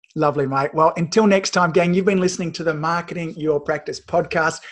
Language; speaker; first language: English; native; English